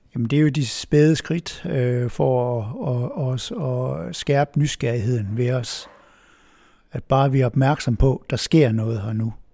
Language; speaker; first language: Danish; native; Danish